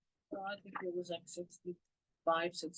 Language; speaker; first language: English; native; English